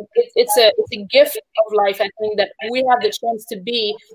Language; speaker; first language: English; native; English